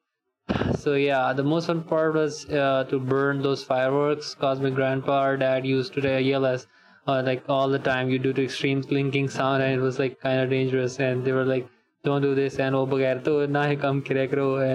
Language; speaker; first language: English; native; English